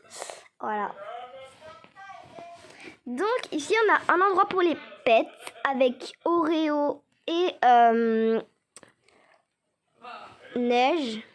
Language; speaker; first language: French; native; French